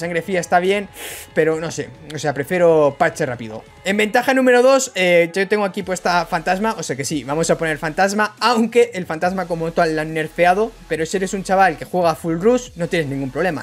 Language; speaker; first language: Spanish; native; Spanish